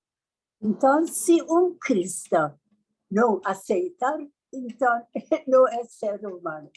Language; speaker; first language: Portuguese; non-native, learner; Persian